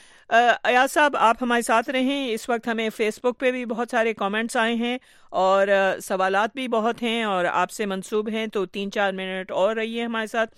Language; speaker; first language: Urdu; native; Urdu